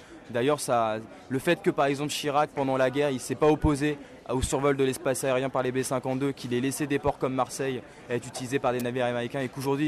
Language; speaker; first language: French; native; French